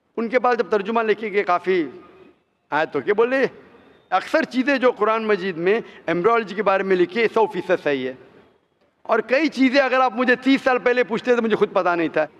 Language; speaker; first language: Hindi; non-native, local second language; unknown